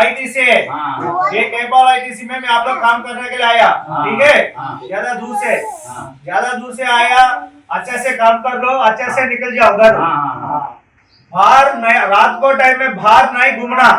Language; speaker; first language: Hindi; non-native, local second language; Telugu